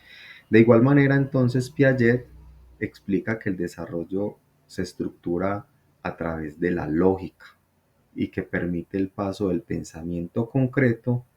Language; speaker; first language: Spanish; native; Spanish